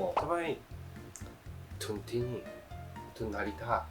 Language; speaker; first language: Thai; non-native, learner; Japanese